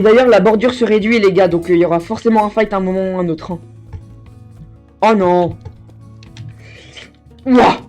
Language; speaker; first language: French; native; French